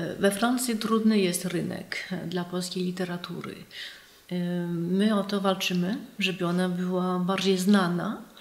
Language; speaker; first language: Polish; non-native, fluent; French